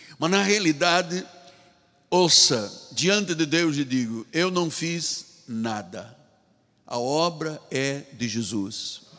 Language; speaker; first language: Portuguese; native; Portuguese